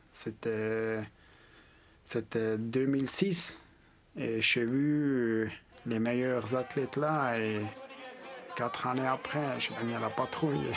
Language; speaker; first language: French; non-native, local second language; German